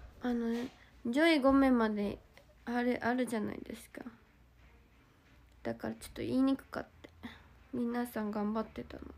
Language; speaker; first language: Japanese; native; Japanese